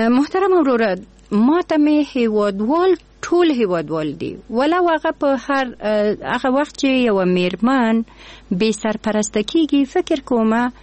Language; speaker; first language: Pashto; non-native, local second language; Persian